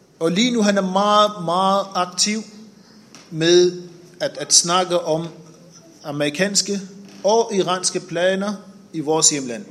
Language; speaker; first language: Danish; non-native, fluent; Arabic